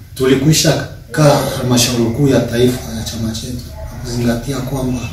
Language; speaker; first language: Swahili; non-native, local second language; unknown